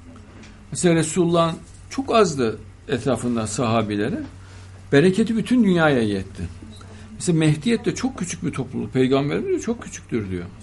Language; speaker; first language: Turkish; native; Turkish